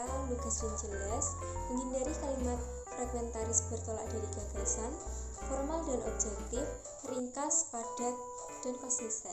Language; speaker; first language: Indonesian; native; Indonesian